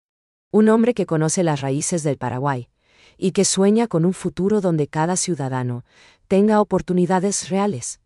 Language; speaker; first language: Spanish; native; Spanish